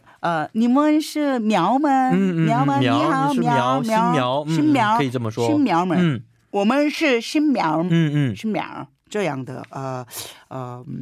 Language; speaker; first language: Chinese; non-native, learner; Korean